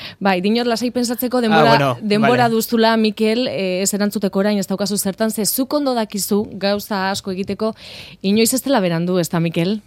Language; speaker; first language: Basque; native; Basque